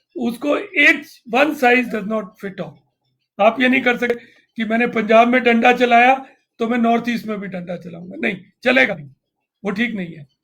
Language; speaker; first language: Hindi; non-native, local second language; Punjabi